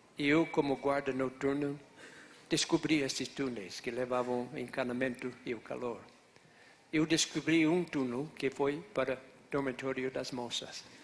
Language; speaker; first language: Portuguese; non-native, fluent; English